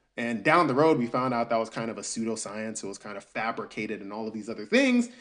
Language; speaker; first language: English; early bilingual, other home language; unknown